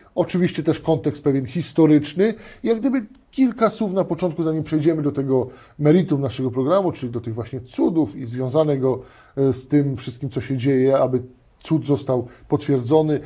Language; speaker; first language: Polish; non-native, learner; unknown